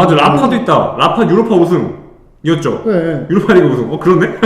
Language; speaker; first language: Korean; native; Korean